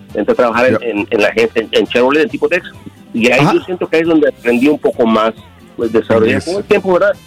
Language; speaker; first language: Spanish; native; Spanish